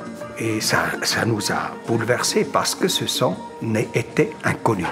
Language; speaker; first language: French; non-native, local second language; German